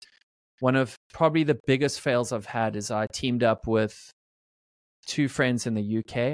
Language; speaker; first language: English; native; English